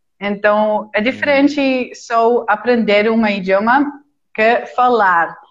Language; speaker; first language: Portuguese; non-native, fluent; Dutch